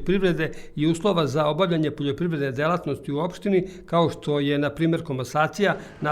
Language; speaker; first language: Serbian; native; Serbian